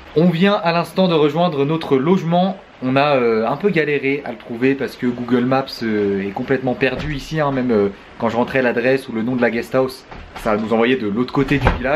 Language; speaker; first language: French; native; French